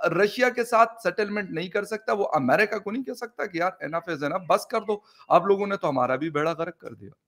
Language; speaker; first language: Urdu; non-native, local second language; Pashto